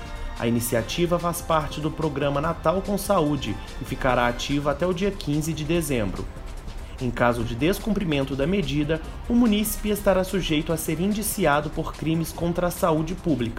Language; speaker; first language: Portuguese; native; Portuguese